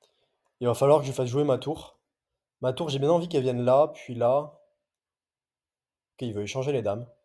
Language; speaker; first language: French; native; French